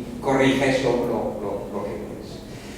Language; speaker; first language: Spanish; non-native, fluent; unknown